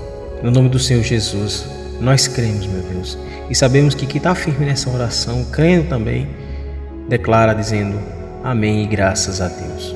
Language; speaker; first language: Portuguese; native; Portuguese